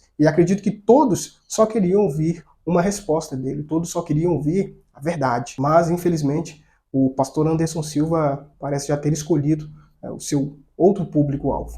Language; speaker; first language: Portuguese; native; Portuguese